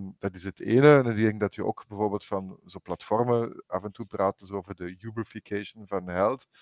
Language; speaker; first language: Dutch; native; Dutch